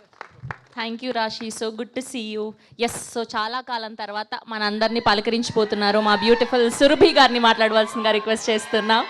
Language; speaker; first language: Telugu; native; Telugu